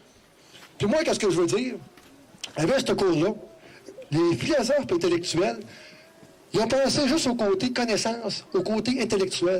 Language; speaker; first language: French; native; French